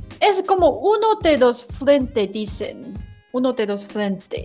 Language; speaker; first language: Spanish; non-native, learner; Chinese